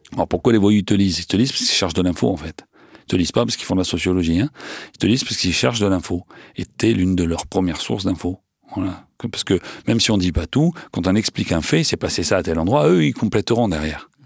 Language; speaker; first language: French; native; French